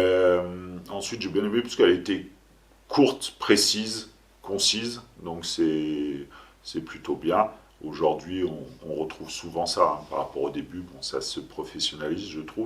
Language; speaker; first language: French; native; French